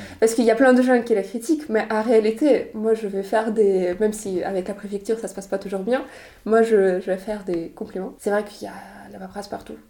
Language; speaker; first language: French; non-native, fluent; Russian